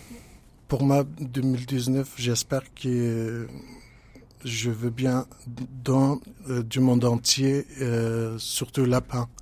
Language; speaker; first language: French; non-native, learner; Kurdish